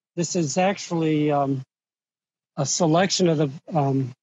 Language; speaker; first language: English; native; English